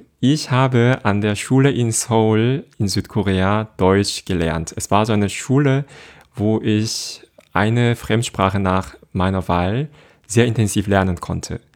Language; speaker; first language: German; non-native, fluent; Korean